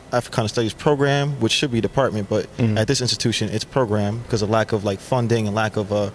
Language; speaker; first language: English; native; English